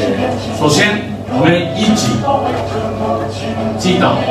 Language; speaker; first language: Chinese; non-native, learner; Japanese